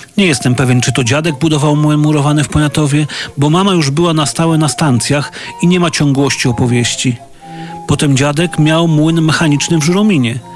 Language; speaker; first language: Polish; native; Polish